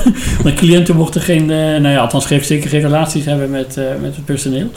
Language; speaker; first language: Dutch; non-native, fluent; Persian